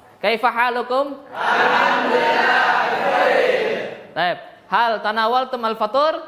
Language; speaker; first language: Arabic; non-native, fluent; Indonesian